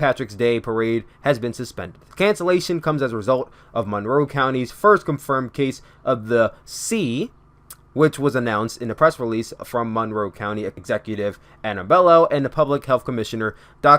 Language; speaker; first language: English; native; English